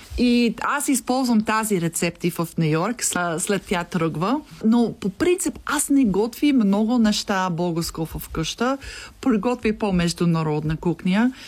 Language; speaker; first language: Bulgarian; non-native, learner; English